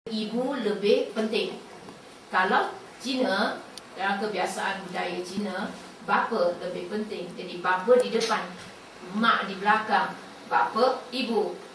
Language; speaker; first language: Malay; non-native, local second language; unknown